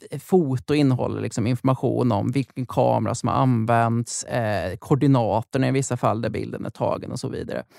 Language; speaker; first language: Swedish; native; Swedish